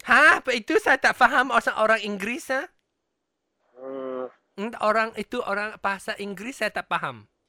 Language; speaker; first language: Malay; non-native, local second language; Chinese